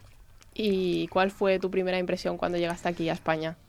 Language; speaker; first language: Spanish; native; Spanish